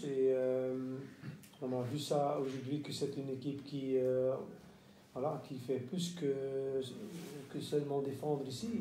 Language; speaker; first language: French; non-native, local second language; Dutch